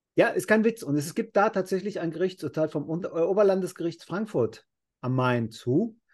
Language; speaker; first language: German; non-native, fluent; Spanish